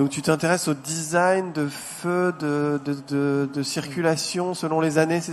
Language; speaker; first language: French; native; French